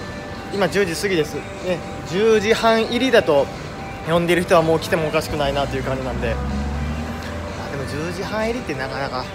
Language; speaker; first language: Japanese; native; Japanese